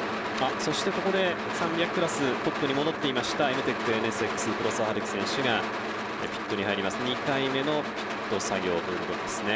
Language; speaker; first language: Japanese; native; Japanese